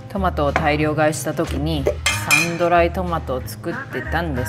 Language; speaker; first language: Japanese; native; Japanese